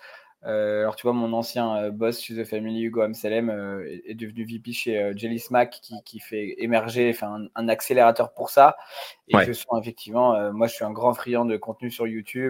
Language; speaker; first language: French; native; French